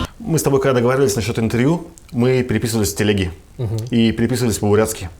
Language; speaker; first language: Russian; native; Russian